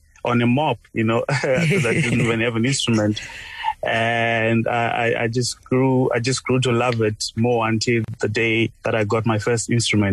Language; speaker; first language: English; non-native, local second language; Shona